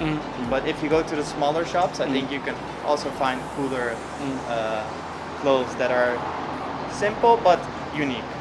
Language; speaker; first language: English; non-native, fluent; Dutch